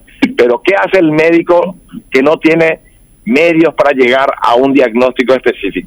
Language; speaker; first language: Spanish; native; Spanish